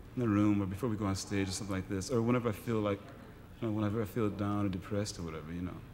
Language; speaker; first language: English; native; English